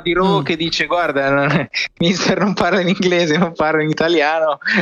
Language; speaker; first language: Italian; native; Italian